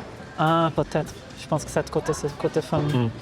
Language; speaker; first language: French; non-native, fluent; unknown